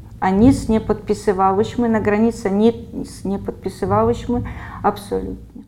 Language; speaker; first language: Polish; early bilingual, heritage; Polish